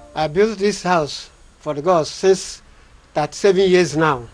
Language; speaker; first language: English; non-native, local second language; Igbo